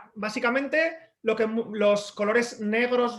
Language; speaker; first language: Spanish; native; Spanish